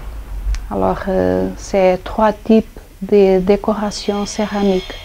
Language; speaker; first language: French; non-native, fluent; Portuguese